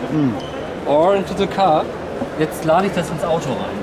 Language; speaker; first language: German; native; German